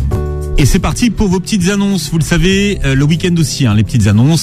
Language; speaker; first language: French; native; French